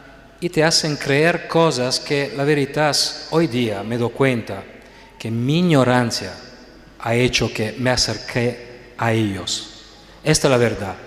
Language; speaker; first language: Spanish; non-native, fluent; Italian